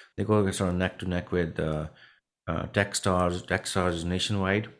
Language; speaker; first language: English; non-native, local second language; Punjabi